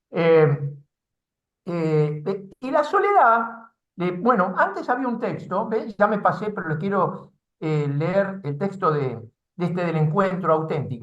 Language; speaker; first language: Spanish; native; Spanish